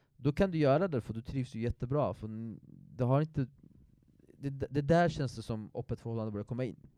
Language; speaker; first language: Swedish; non-native, fluent; Persian